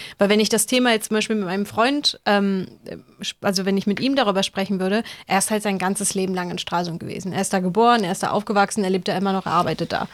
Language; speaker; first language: German; native; German